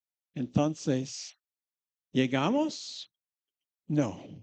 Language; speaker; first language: Spanish; non-native, fluent; English